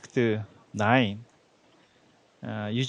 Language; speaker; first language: English; non-native, learner; Korean